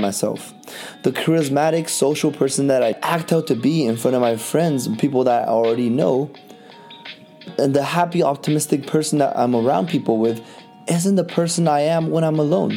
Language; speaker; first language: English; native; English